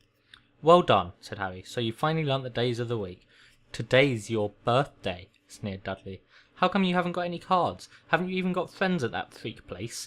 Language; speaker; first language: English; native; English